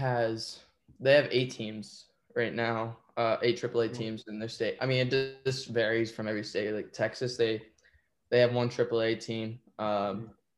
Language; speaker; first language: English; native; English